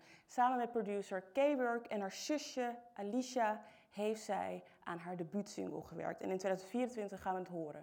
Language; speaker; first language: Dutch; native; Dutch